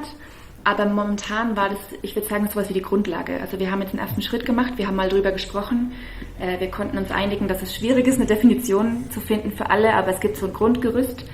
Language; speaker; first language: German; native; German